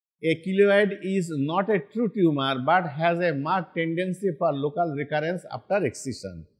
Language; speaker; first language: English; non-native, local second language; Bangla